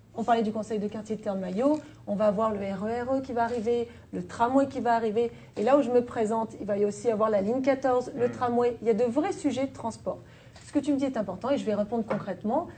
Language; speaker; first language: French; native; French